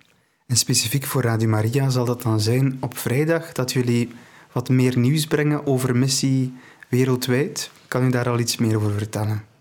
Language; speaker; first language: Dutch; native; Dutch